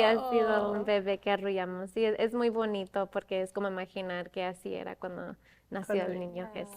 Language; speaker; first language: Spanish; early bilingual, other home language; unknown